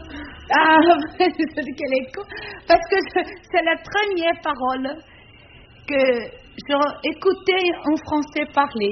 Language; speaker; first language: French; non-native, learner; Portuguese